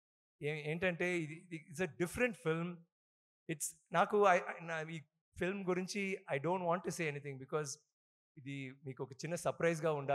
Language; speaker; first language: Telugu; non-native, local second language; Tamil